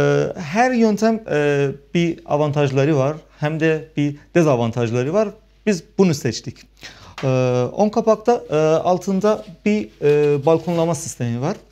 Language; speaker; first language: Turkish; non-native, fluent; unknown